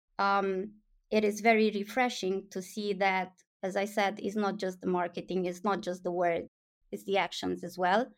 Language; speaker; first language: English; non-native, fluent; Romanian